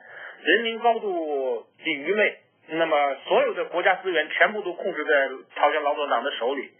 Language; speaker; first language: Chinese; native; Chinese